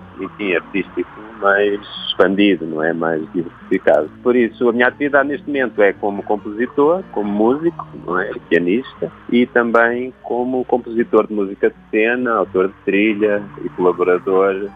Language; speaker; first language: Portuguese; native; Portuguese